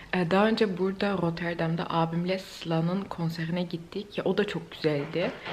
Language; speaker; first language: Turkish; early bilingual, heritage; Turkish